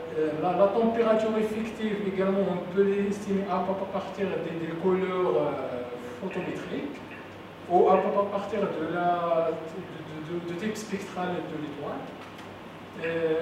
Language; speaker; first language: French; non-native, local second language; Arabic